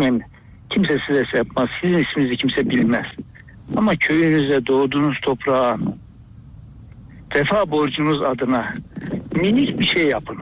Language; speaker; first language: Turkish; native; Turkish